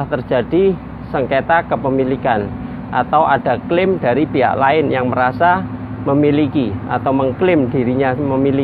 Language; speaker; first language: Indonesian; native; Indonesian